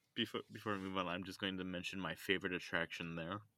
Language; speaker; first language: English; native; English